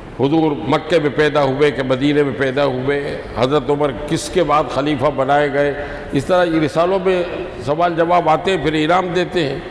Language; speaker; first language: Urdu; native; Urdu